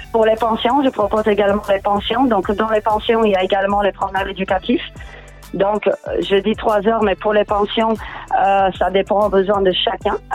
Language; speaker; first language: French; non-native, fluent; Portuguese